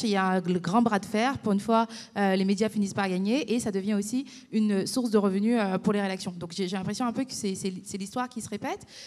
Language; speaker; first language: French; native; French